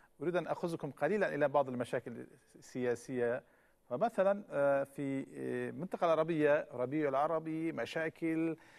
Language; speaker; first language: Arabic; non-native, fluent; Turkish